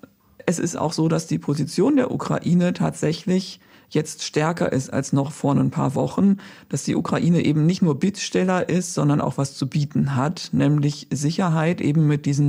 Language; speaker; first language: German; native; German